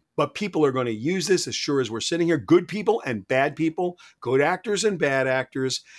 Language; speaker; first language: English; native; English